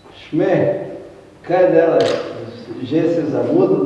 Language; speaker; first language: Slovenian; non-native, learner; Portuguese